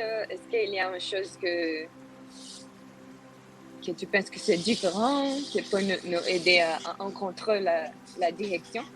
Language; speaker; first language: French; non-native, learner; Spanish